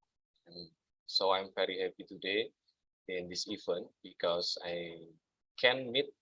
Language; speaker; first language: English; non-native, learner; Indonesian